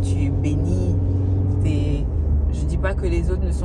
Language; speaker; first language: French; native; French